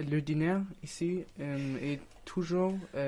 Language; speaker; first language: French; non-native, learner; German